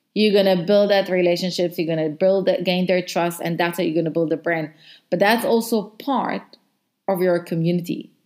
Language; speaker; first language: English; non-native, fluent; Hebrew